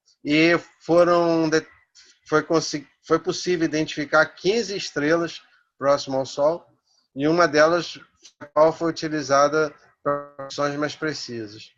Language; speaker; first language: Portuguese; native; Portuguese